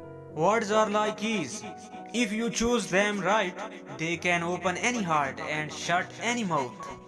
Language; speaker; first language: English; non-native, local second language; Urdu